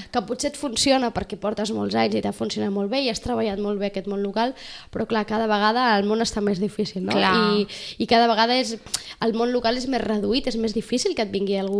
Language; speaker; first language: Catalan; native; Catalan